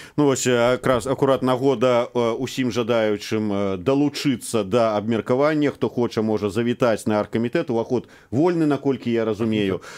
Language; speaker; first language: Belarusian; native; Belarusian